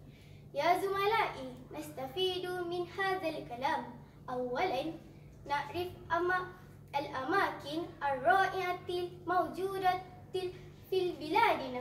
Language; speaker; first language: Arabic; non-native, learner; Malay